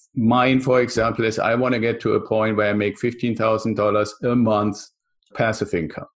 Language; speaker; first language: English; non-native, fluent; German